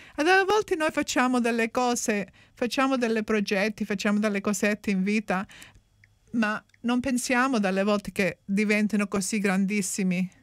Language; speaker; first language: Italian; early bilingual, heritage; Italian